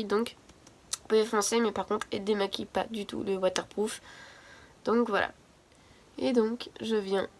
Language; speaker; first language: French; native; French